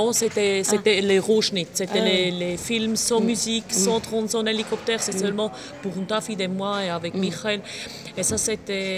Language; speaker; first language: French; non-native, local second language; German